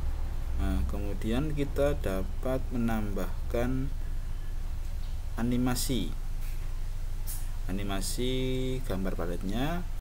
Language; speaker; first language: Indonesian; native; Indonesian